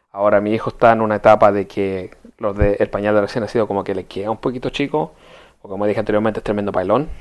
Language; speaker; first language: Spanish; early bilingual, heritage; Spanish